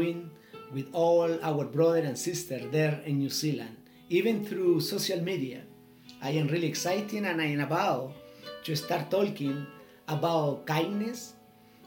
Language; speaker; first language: English; non-native, learner; Spanish